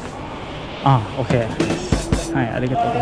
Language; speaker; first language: Japanese; non-native, learner; Thai